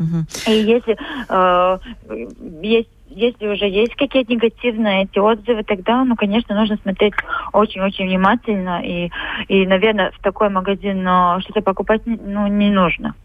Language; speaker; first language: Russian; non-native, local second language; Latvian